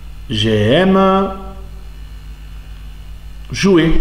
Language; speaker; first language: French; non-native, fluent; Spanish